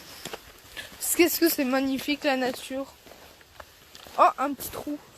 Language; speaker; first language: French; native; French